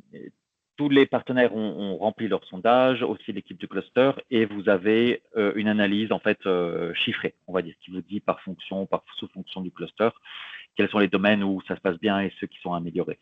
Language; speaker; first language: French; native; French